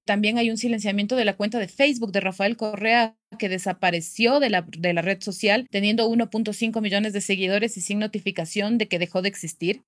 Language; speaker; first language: Spanish; native; Spanish